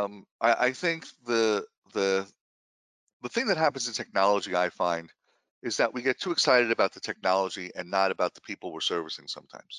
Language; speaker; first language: English; native; English